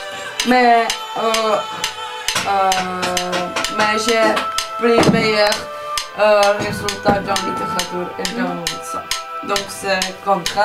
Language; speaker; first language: French; non-native, learner; Czech